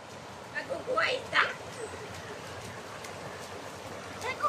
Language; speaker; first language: Cebuano; non-native, local second language; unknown